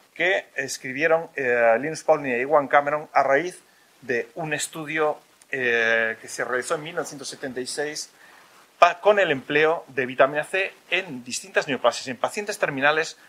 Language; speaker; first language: Spanish; native; Spanish